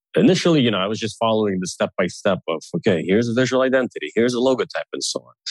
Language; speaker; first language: English; early bilingual, other home language; Russian